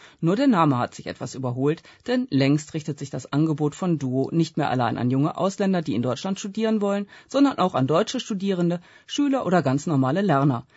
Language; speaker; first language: German; native; German